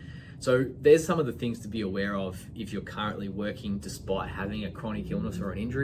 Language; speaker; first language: English; native; English